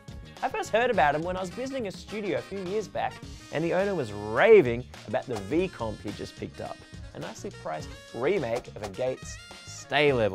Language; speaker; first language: English; native; English